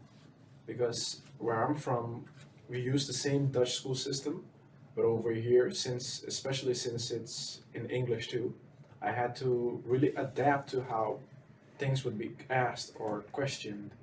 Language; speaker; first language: English; non-native, fluent; Dutch